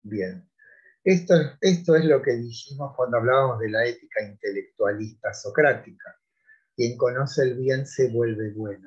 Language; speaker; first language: Spanish; native; Spanish